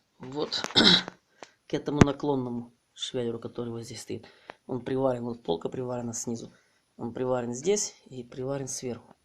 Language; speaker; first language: Russian; non-native, local second language; Ukrainian